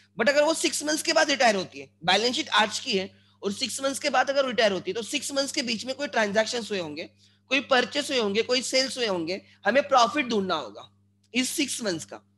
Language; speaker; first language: Hindi; non-native, local second language; Marathi